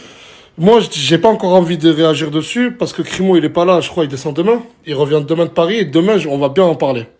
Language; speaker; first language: French; native; French